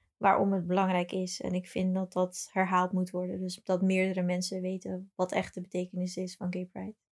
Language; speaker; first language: Dutch; early bilingual, other home language; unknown